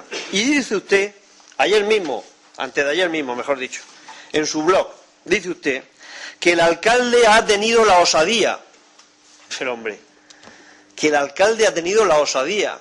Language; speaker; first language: Spanish; native; Spanish